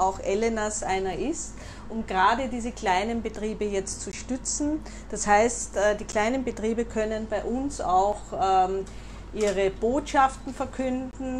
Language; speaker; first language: German; native; German